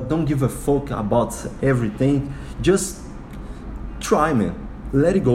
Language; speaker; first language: English; non-native, learner; Portuguese